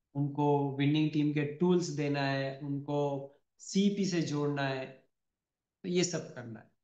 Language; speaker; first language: Hindi; non-native, local second language; Telugu